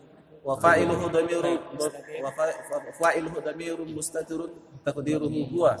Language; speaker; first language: Arabic; non-native, learner; Indonesian